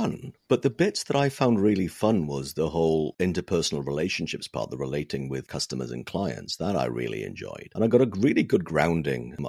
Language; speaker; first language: English; non-native, local second language; Welsh